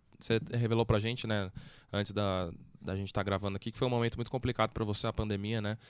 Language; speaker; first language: Portuguese; native; Portuguese